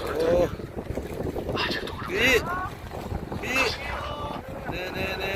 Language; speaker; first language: Korean; non-native, learner; Thai